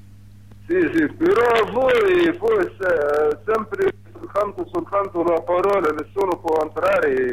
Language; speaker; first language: Italian; non-native, learner; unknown